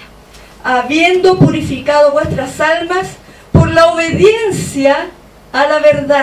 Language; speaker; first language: Spanish; native; Spanish